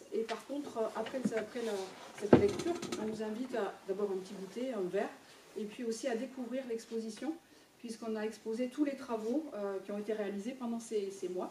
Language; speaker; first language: French; native; French